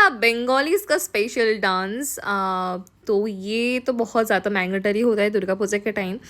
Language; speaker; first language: Hindi; non-native, local second language; Bangla